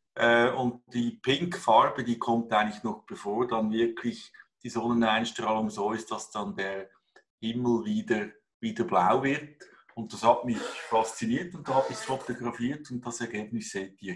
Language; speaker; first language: German; native; German